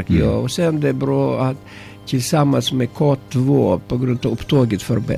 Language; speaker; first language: Swedish; non-native, learner; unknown